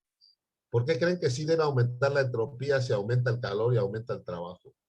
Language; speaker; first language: Spanish; native; Spanish